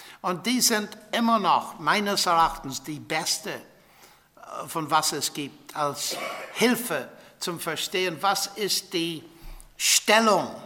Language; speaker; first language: German; non-native, fluent; English